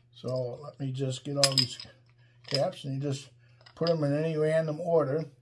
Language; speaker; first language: English; native; English